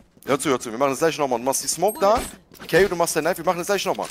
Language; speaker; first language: German; native; German